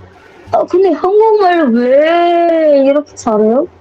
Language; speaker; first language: Korean; non-native, learner; Indonesian